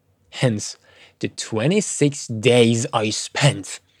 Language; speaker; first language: English; non-native, fluent; Persian